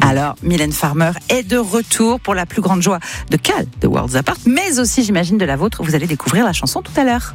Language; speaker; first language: French; native; French